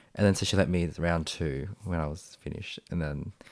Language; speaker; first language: English; non-native, local second language; Vietnamese